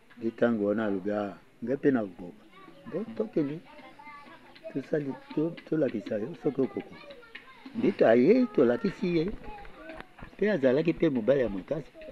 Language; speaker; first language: Lingala; native; Lingala